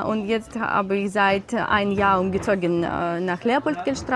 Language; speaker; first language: German; non-native, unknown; Ukrainian